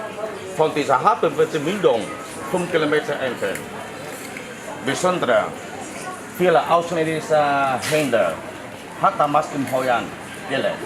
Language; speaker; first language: German; non-native, learner; Vietnamese